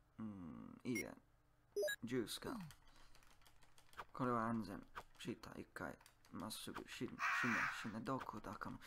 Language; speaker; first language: Japanese; non-native, learner; English